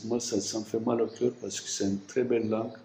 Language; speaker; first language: French; non-native, fluent; Turkish